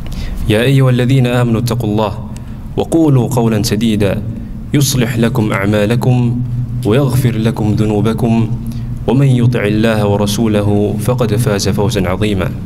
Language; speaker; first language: Arabic; non-native, fluent; Indonesian